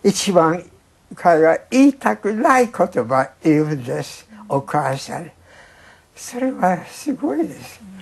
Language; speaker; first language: Japanese; non-native, fluent; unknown